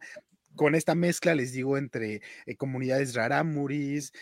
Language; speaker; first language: Spanish; native; Spanish